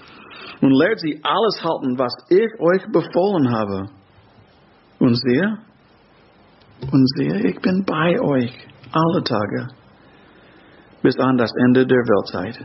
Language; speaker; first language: German; non-native, fluent; English